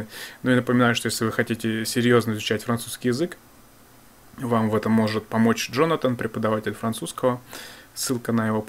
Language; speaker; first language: Russian; native; Russian